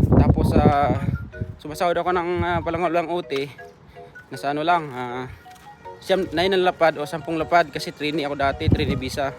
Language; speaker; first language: Filipino; native; Filipino